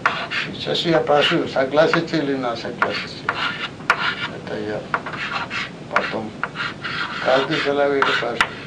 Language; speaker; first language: Russian; non-native, learner; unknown